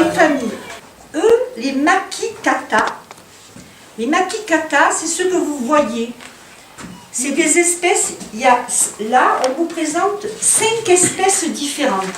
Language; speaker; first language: French; native; French